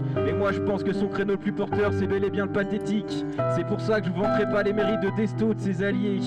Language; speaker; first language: French; native; French